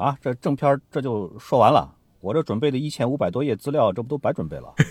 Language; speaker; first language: Chinese; native; Chinese